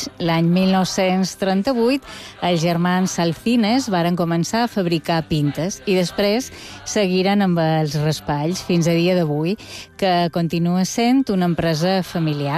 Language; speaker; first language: Catalan; native; Catalan